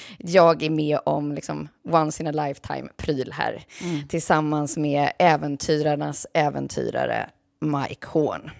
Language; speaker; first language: Swedish; native; Swedish